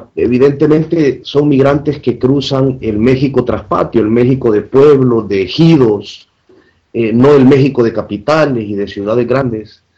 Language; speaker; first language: Spanish; native; Spanish